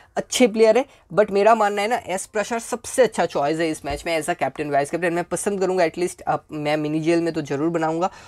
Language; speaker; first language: Hindi; native; Hindi